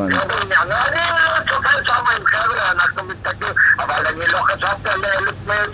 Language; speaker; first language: Hebrew; non-native, learner; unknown